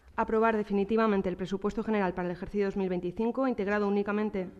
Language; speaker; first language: Spanish; non-native, local second language; Catalan